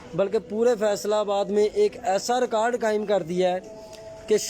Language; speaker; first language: Urdu; non-native, local second language; Punjabi